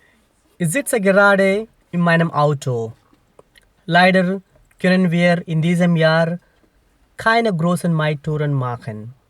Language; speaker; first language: German; non-native, fluent; Telugu